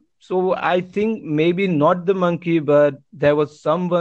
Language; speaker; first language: English; non-native, local second language; Gujarati